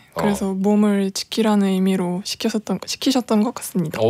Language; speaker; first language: Korean; native; Korean